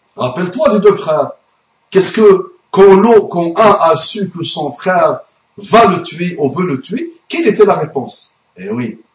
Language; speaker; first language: French; non-native, fluent; Arabic